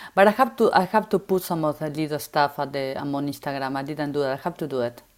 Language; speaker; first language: English; non-native, learner; Spanish